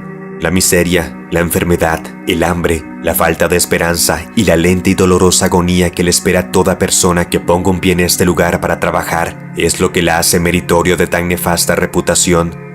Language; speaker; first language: Spanish; native; Spanish